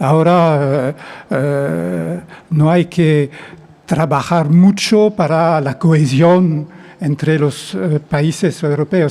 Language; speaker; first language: Spanish; non-native, fluent; French